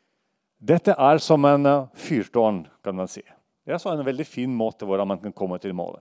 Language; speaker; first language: Norwegian; non-native, fluent; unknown